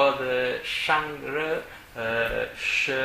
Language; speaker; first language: Chinese; non-native, learner; Italian